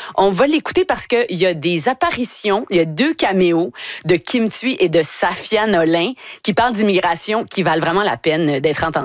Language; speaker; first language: French; native; French